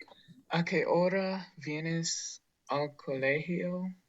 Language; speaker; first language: Spanish; non-native, learner; English